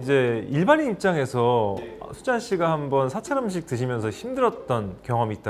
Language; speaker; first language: Korean; native; Korean